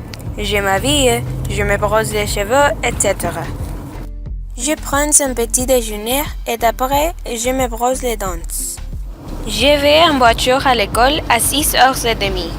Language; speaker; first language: French; non-native, learner; Spanish